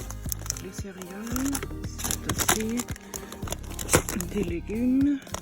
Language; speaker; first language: French; non-native, learner; German